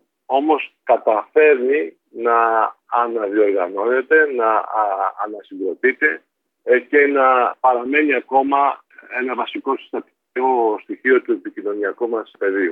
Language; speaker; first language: Greek; native; Greek